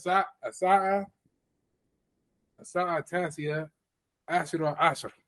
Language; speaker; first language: Arabic; non-native, learner; English